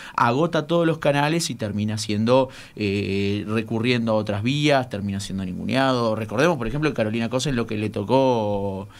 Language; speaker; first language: Spanish; native; Spanish